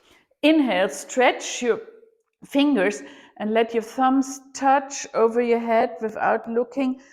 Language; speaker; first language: English; non-native, fluent; German